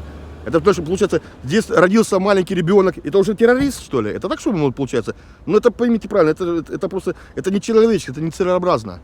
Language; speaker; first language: Russian; native; Russian